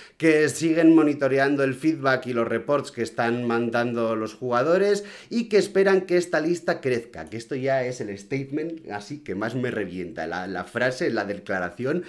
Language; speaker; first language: Spanish; native; Spanish